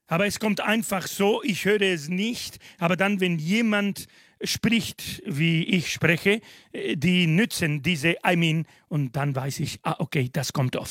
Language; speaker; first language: German; non-native, fluent; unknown